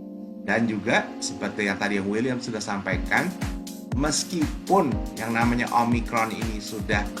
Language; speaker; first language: Indonesian; native; Indonesian